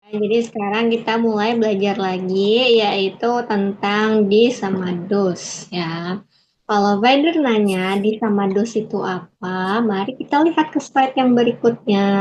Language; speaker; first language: Indonesian; native; Indonesian